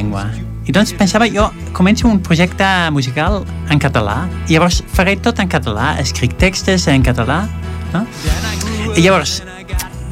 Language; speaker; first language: Catalan; non-native, fluent; Dutch